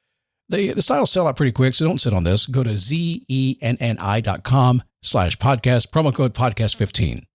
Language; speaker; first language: English; native; English